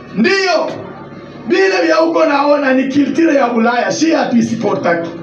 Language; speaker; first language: Swahili; non-native, local second language; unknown